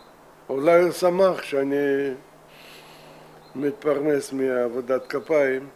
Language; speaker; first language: Hebrew; non-native, fluent; Russian